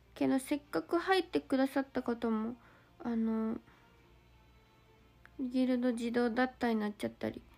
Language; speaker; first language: Japanese; native; Japanese